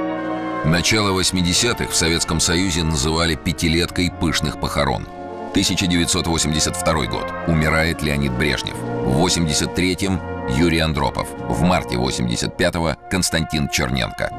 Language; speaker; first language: Russian; native; Russian